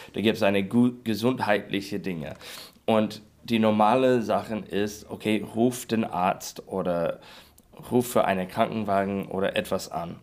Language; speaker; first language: German; non-native, learner; English